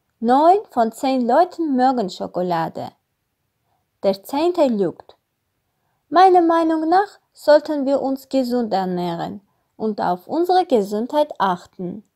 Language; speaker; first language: German; non-native, learner; Russian